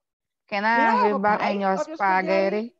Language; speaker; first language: English; non-native, learner; Haitian Creole